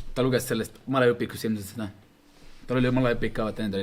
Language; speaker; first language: Estonian; native; Estonian